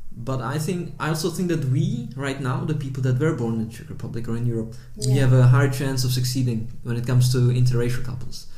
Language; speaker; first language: English; early bilingual, heritage; Czech